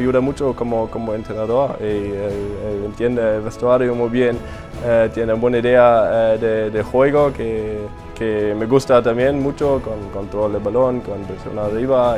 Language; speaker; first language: Spanish; non-native, fluent; German